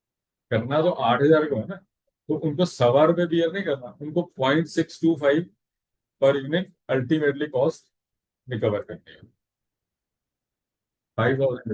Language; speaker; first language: Hindi; native; Hindi